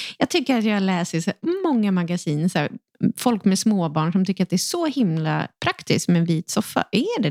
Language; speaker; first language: Swedish; native; Swedish